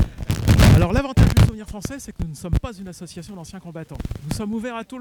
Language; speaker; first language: French; native; French